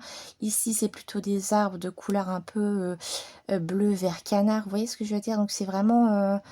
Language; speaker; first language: French; native; French